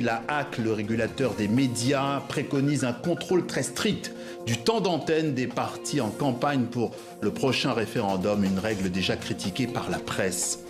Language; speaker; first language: French; native; French